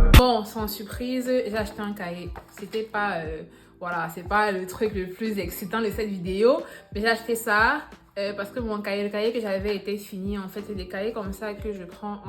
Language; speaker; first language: French; native; French